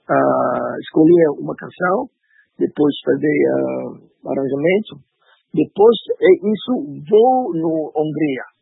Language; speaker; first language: Portuguese; non-native, learner; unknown